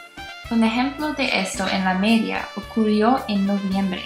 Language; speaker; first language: Spanish; non-native, learner; English